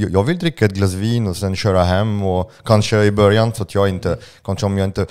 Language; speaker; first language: Swedish; non-native, fluent; French